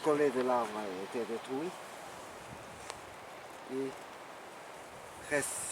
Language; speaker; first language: French; non-native, learner; Portuguese